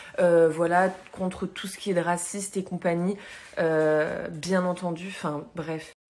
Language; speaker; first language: French; native; French